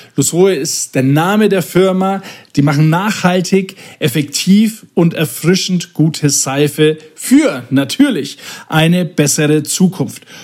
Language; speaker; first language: German; native; German